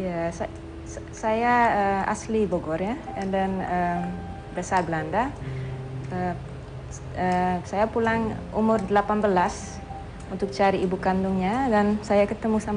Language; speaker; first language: Indonesian; non-native, learner; Dutch